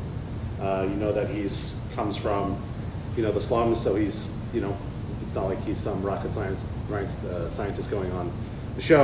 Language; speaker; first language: English; native; English